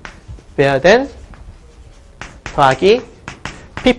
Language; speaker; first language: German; non-native, fluent; Korean